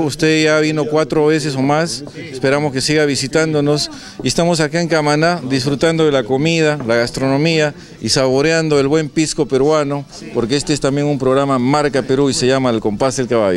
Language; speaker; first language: Spanish; native; Spanish